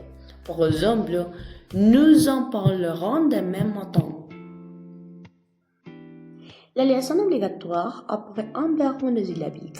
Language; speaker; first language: French; non-native, learner; Spanish